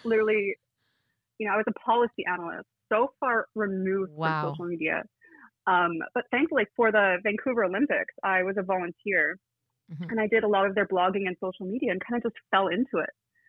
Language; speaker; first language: English; native; English